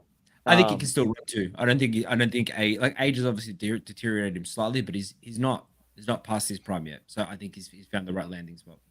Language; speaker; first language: English; native; English